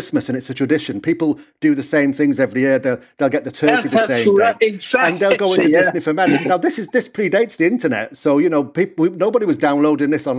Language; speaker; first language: English; native; English